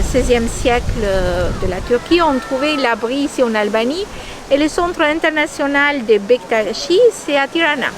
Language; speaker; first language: French; non-native, fluent; Albanian